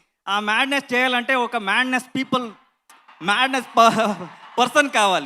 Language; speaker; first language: Telugu; non-native, learner; Kannada